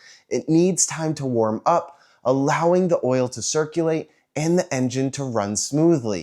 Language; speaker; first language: English; native; English